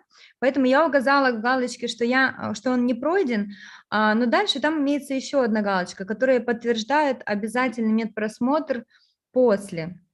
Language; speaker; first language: Russian; native; Russian